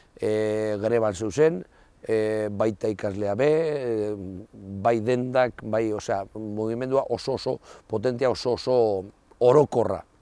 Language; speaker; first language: Basque; non-native, local second language; Spanish